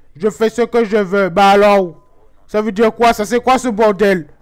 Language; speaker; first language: French; native; French